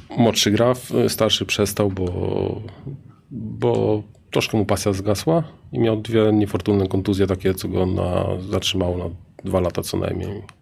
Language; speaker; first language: Polish; native; Polish